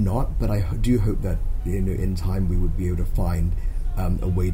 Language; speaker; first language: English; non-native, local second language; Cantonese